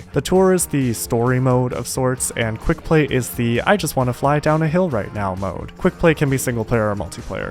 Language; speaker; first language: English; native; English